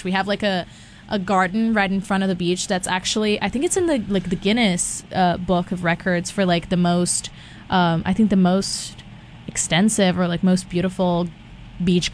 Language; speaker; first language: English; non-native, fluent; Portuguese